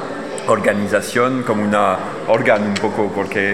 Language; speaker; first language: Spanish; non-native, learner; French